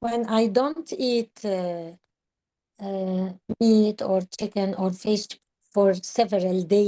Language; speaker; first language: English; non-native, learner; Arabic